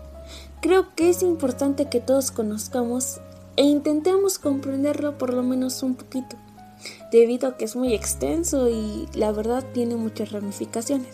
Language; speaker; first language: Spanish; native; Spanish